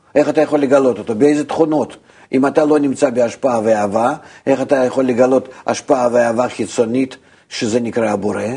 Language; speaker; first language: Hebrew; non-native, fluent; Russian